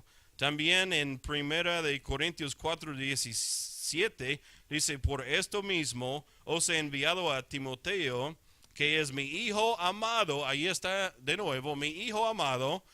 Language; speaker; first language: Spanish; non-native, fluent; English